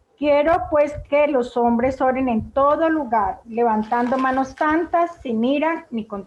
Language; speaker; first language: Spanish; native; Spanish